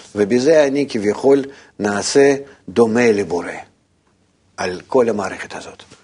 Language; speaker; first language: Hebrew; non-native, fluent; Russian